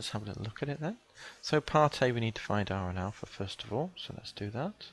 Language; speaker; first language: English; native; English